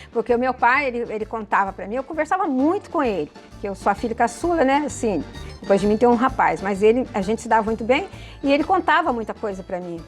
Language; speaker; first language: Portuguese; early bilingual, other home language; Italian